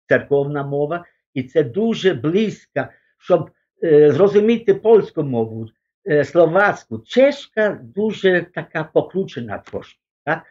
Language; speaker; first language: Ukrainian; early bilingual, heritage; Ukrainian